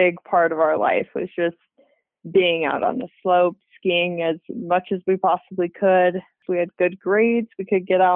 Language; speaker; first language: English; native; English